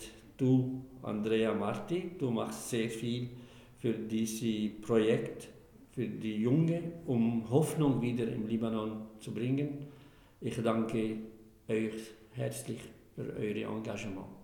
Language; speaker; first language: German; non-native, fluent; Arabic